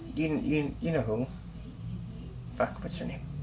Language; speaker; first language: English; native; English